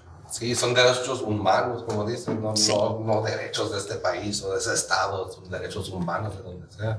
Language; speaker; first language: Spanish; early bilingual, heritage; Spanish